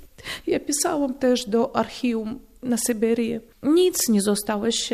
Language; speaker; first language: Polish; non-native, fluent; Russian